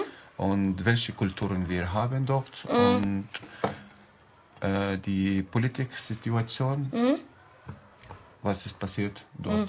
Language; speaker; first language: German; non-native, learner; Arabic